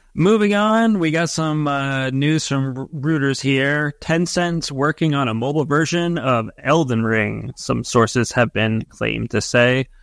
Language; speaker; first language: English; native; English